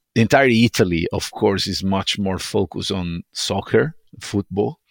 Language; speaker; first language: English; non-native, fluent; Italian